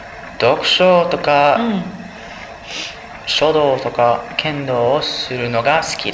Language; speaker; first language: Japanese; non-native, learner; English